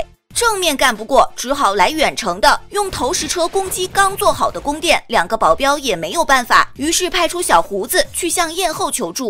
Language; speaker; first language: Chinese; native; Chinese